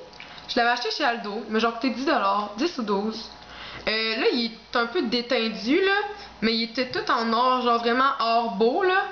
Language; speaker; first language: French; native; French